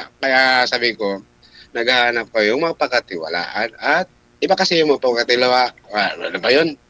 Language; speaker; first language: Filipino; non-native, local second language; Cebuano